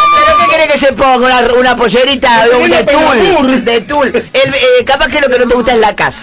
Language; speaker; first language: Spanish; native; Spanish